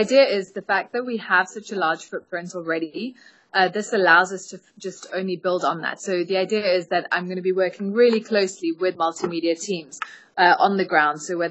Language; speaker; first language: English; native; English